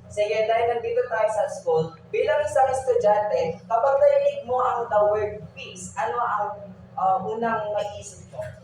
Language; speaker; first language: Filipino; non-native, local second language; Iloko